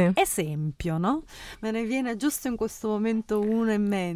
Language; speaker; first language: Italian; native; Italian